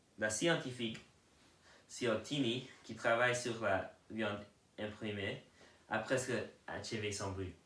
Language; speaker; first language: French; non-native, learner; English